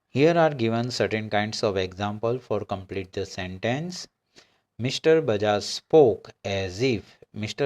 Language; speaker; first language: English; non-native, local second language; Gujarati